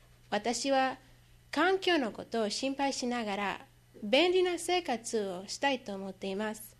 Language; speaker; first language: Japanese; non-native, learner; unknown